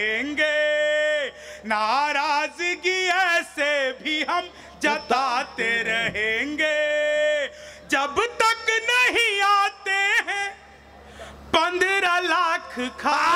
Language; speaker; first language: Hindi; native; Hindi